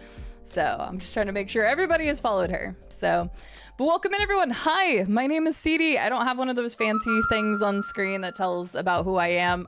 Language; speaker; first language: English; native; English